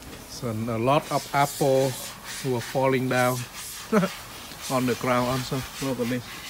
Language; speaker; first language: English; non-native, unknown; Vietnamese